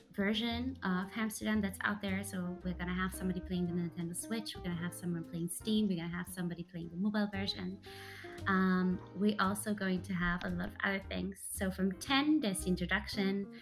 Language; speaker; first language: English; early bilingual, other home language; German